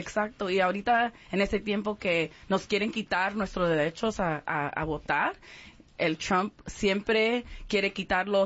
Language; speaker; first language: Spanish; early bilingual, heritage; Spanish